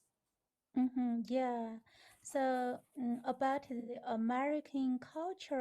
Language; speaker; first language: English; non-native, learner; Chinese